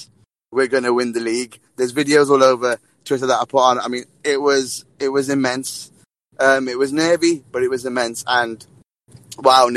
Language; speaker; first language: English; native; English